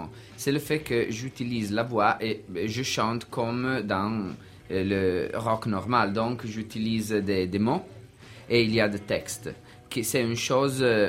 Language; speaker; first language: French; non-native, learner; Italian